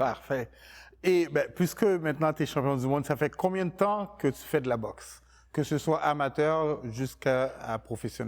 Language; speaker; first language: French; native; French